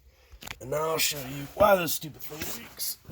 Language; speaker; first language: English; native; English